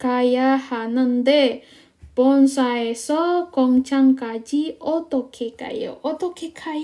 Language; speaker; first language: Korean; non-native, fluent; Indonesian